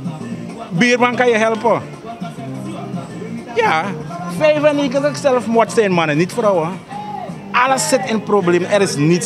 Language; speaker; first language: Dutch; non-native, local second language; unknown